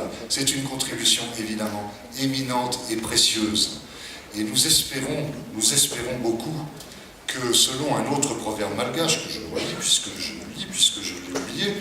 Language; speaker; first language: French; native; French